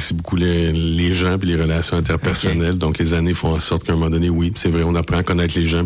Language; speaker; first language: French; native; French